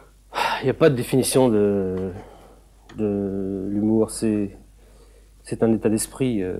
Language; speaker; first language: French; native; French